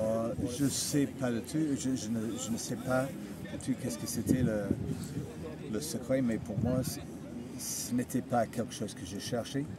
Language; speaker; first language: French; non-native, fluent; English